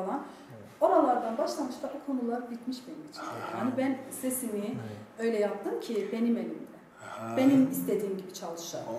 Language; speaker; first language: Turkish; non-native, fluent; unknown